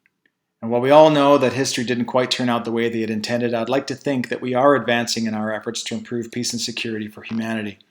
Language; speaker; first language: English; native; English